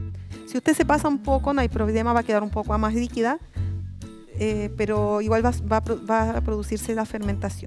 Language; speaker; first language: Spanish; native; Spanish